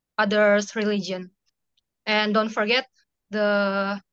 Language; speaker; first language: English; non-native, fluent; Indonesian